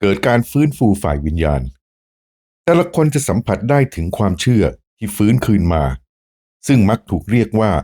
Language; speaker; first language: Thai; native; Thai